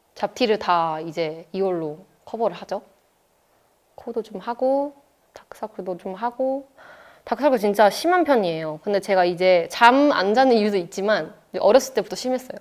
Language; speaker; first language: Korean; non-native, fluent; Chinese